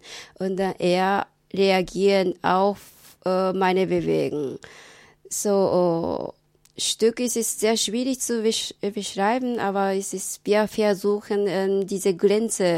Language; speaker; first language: German; non-native, learner; Japanese